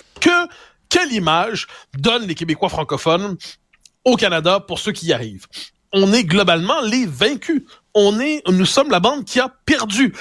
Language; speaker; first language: French; native; French